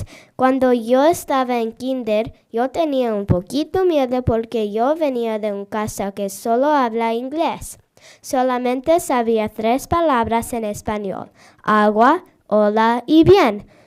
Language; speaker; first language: Spanish; non-native, learner; English